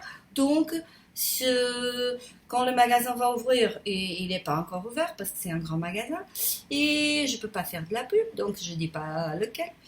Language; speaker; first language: French; non-native, fluent; Portuguese